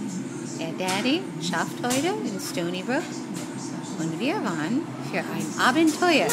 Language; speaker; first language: German; non-native, learner; English